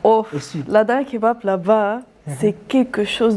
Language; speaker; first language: French; non-native, local second language; Arabic